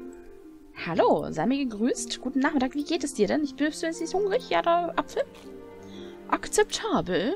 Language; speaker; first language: German; native; German